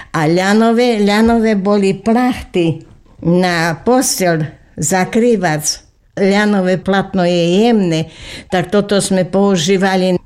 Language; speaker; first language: Slovak; native; Slovak